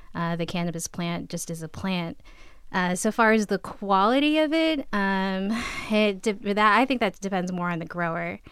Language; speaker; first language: English; native; English